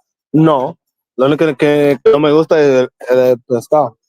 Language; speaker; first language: Spanish; non-native, learner; English